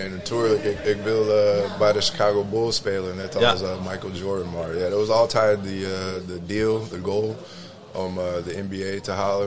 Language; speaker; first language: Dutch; non-native, learner; English